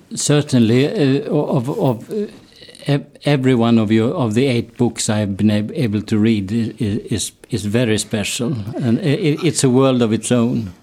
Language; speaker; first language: English; non-native, fluent; Swedish